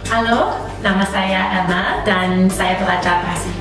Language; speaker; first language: Indonesian; non-native, learner; English